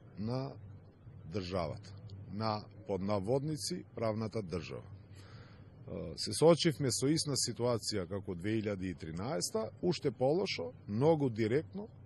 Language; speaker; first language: Macedonian; non-native, local second language; Albanian